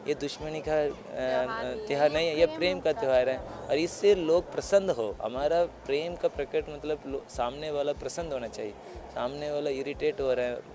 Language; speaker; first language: Hindi; non-native, local second language; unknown